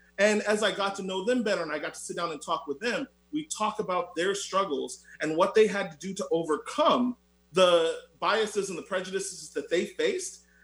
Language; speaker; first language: English; native; English